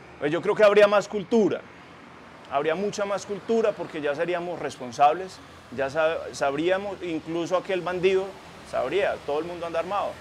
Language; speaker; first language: Spanish; native; Spanish